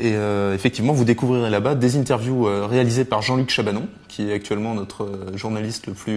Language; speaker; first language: French; native; French